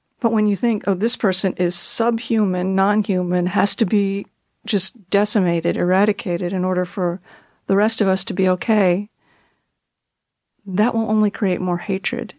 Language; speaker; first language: English; native; English